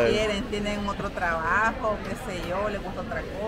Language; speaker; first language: Spanish; native; Spanish